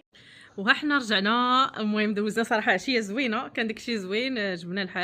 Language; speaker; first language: Arabic; native; Arabic